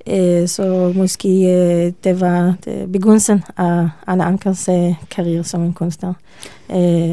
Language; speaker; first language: Danish; non-native, learner; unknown